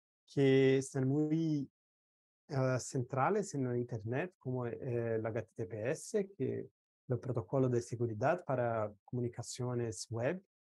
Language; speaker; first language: Spanish; non-native, fluent; Portuguese